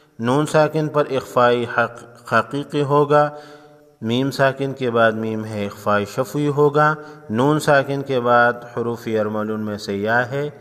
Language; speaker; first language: Urdu; non-native, local second language; Pashto